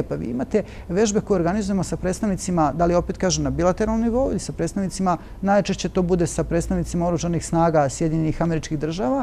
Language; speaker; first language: Bosnian; native; Bosnian